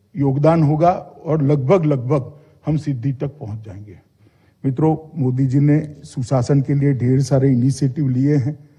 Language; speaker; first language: Hindi; non-native, local second language; Gujarati